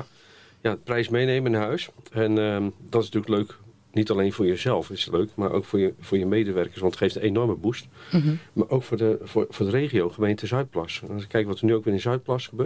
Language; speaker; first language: Dutch; native; Dutch